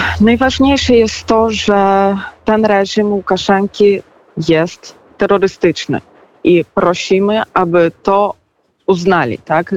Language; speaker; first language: Polish; non-native, fluent; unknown